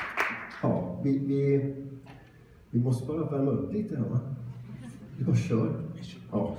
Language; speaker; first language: Swedish; native; Swedish